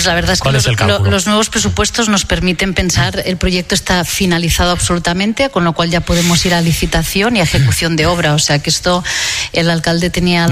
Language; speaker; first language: Spanish; non-native, local second language; Catalan